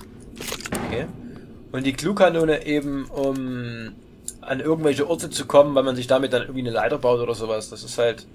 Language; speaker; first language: German; native; German